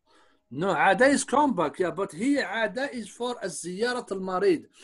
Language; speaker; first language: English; non-native, fluent; Arabic